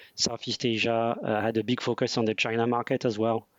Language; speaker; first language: English; non-native, fluent; French